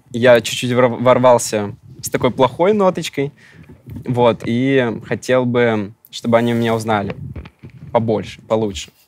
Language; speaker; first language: Russian; native; Russian